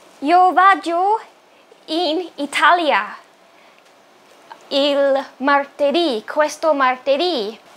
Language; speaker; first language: Italian; non-native, learner; English